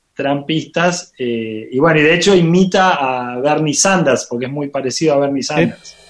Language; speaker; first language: Spanish; native; Spanish